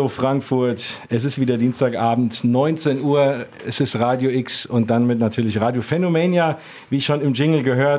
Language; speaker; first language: German; native; German